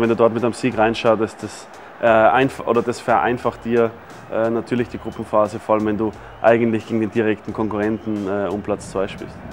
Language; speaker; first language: German; native; German